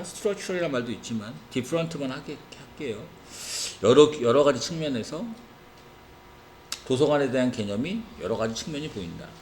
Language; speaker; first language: Korean; native; Korean